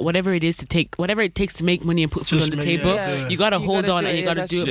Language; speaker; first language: English; native; English